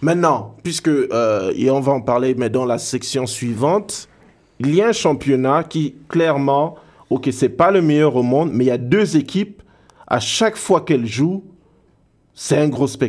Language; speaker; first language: French; native; French